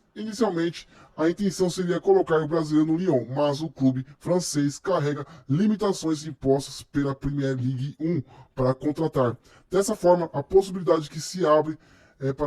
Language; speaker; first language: Portuguese; native; Portuguese